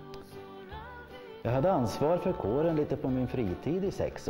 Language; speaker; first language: Swedish; native; Swedish